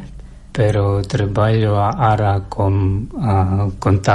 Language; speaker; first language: Catalan; non-native, learner; Russian